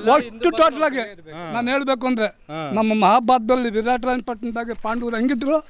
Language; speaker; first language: Kannada; native; Kannada